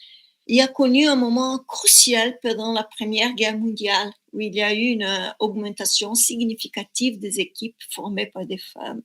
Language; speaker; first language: French; non-native, fluent; Portuguese